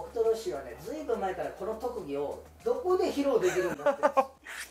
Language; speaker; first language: Japanese; native; Japanese